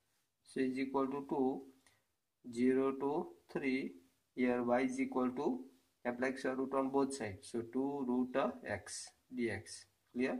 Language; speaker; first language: English; non-native, local second language; Gujarati